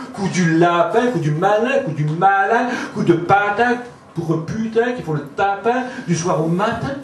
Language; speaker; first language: French; native; French